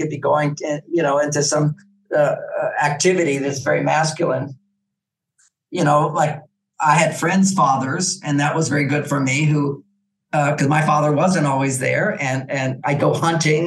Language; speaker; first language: English; native; English